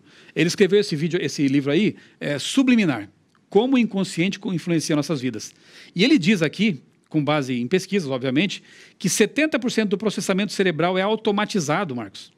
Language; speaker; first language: Portuguese; native; Portuguese